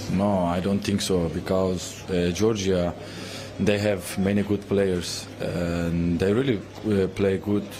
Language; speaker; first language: English; non-native, fluent; Turkish